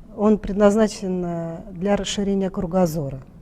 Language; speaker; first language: Russian; native; Russian